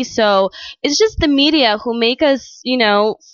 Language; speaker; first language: English; non-native, fluent; Russian